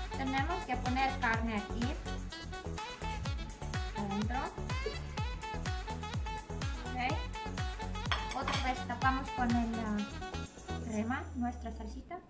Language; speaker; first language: Spanish; non-native, learner; Polish